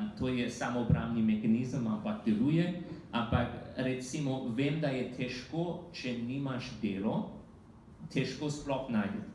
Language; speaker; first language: Slovenian; non-native, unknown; English